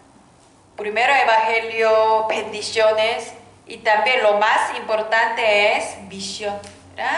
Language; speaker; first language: Spanish; non-native, learner; Korean